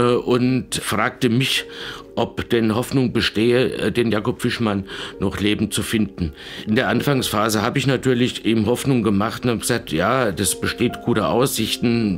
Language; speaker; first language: German; native; German